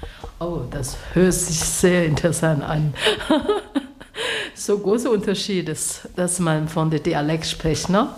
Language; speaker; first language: German; non-native, learner; Chinese